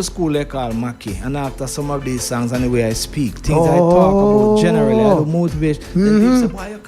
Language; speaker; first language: English; native; English